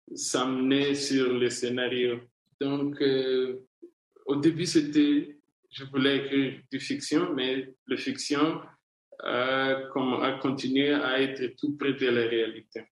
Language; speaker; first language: French; non-native, local second language; Kinyarwanda